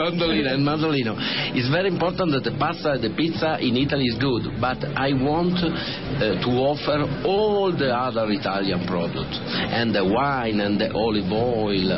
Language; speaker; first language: English; non-native, learner; Italian